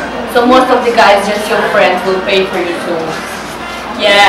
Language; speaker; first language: English; non-native, learner; Russian